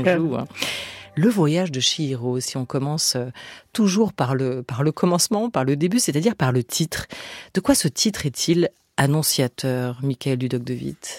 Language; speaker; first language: French; native; French